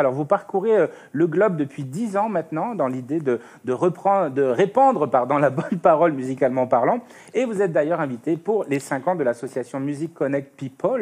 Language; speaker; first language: French; native; French